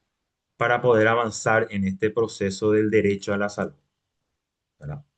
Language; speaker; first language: Spanish; native; Spanish